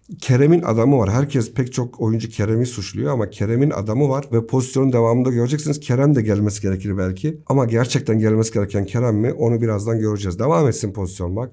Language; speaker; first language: Turkish; native; Turkish